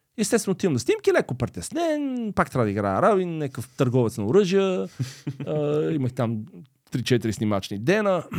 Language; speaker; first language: Bulgarian; early bilingual, other home language; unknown